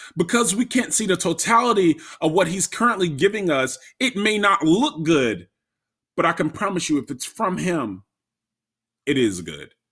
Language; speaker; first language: English; native; English